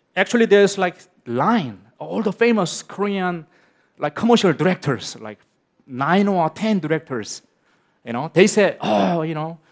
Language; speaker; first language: English; non-native, learner; Korean